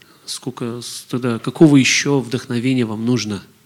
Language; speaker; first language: Russian; native; Russian